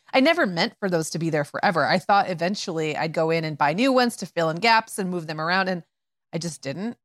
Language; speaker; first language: English; native; English